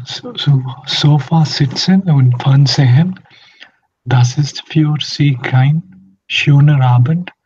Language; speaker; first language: German; non-native, learner; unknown